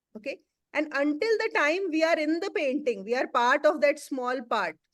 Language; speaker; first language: English; non-native, local second language; Hindi